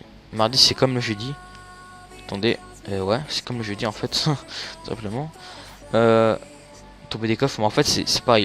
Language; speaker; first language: French; native; French